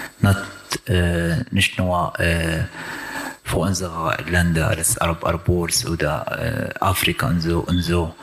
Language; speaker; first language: German; non-native, learner; Arabic